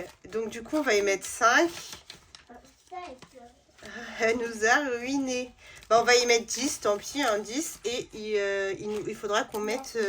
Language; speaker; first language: French; native; French